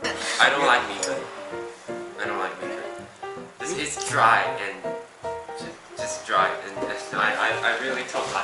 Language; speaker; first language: English; non-native, fluent; Chinese